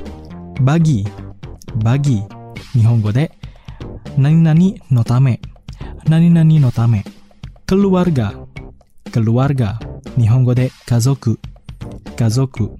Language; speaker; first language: Japanese; non-native, fluent; Indonesian